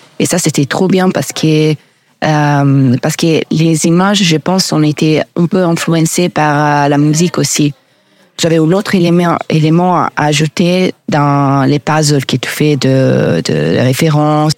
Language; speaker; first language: French; non-native, learner; Italian